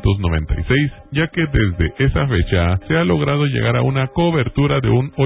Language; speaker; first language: Spanish; native; Spanish